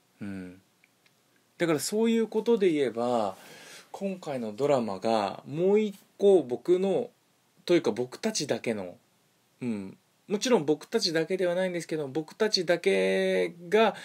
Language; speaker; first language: Japanese; native; Japanese